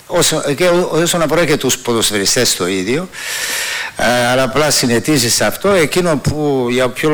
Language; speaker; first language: Greek; non-native, fluent; Serbian